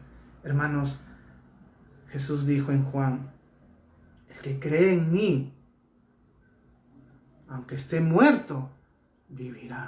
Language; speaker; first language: Spanish; native; Spanish